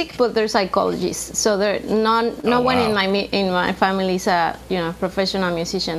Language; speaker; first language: English; non-native, fluent; Spanish